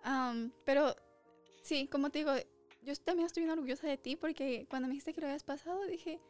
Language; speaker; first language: Spanish; early bilingual, other home language; English